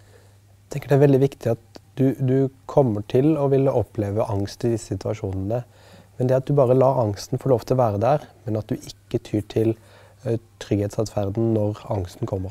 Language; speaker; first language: Norwegian; native; Norwegian